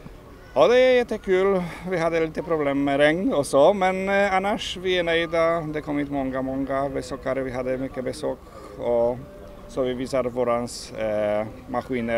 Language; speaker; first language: Swedish; non-native, learner; Polish